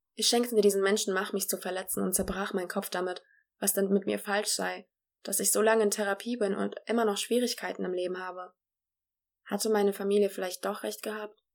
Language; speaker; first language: German; early bilingual, other home language; Polish